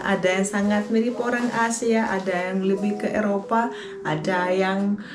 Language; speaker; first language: Indonesian; non-native, fluent; Russian